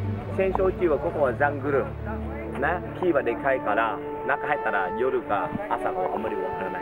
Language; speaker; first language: Japanese; non-native, learner; Vietnamese